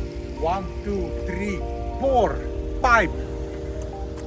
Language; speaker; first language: Indonesian; early bilingual, heritage; Dutch